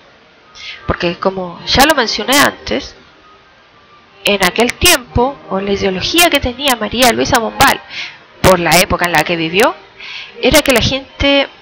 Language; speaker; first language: Spanish; native; Spanish